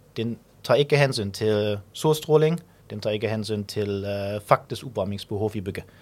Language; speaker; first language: Norwegian; non-native, fluent; German